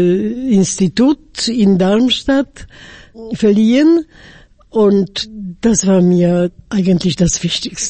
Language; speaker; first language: German; non-native, fluent; Polish